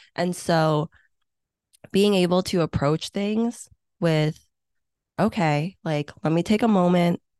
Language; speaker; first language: English; early bilingual, other home language; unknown